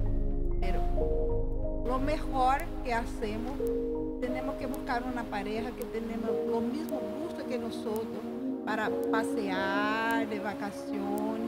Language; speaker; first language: Spanish; non-native, learner; Portuguese